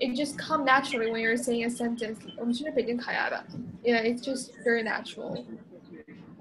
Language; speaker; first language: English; non-native, fluent; Chinese